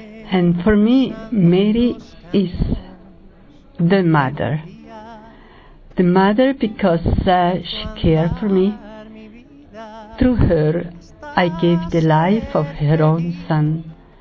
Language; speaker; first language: English; non-native, fluent; Italian